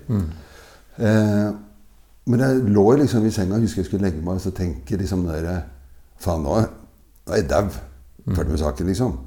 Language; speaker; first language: Norwegian; native; Norwegian